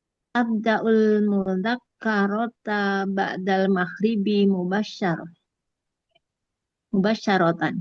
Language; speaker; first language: Arabic; non-native, learner; Indonesian